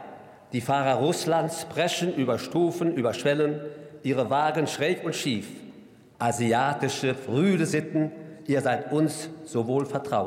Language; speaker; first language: German; native; German